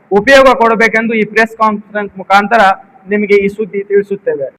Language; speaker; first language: Kannada; non-native, local second language; Urdu